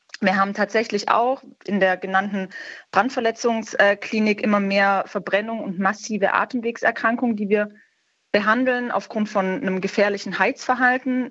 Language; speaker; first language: German; native; German